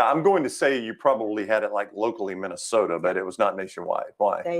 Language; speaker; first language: English; native; English